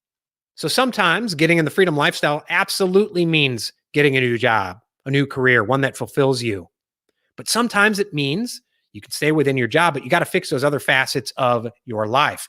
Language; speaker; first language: English; native; English